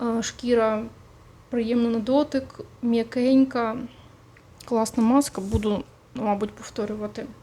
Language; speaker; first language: Ukrainian; non-native, local second language; Russian